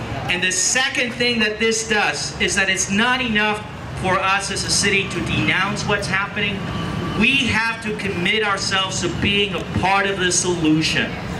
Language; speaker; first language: English; early bilingual, other home language; Spanish